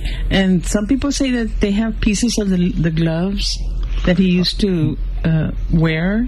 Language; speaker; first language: English; early bilingual, other home language; Spanish